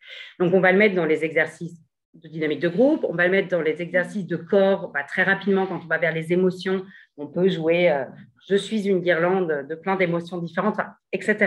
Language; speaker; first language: French; native; French